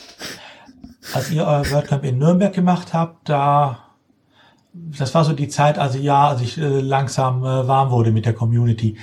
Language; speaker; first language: German; native; German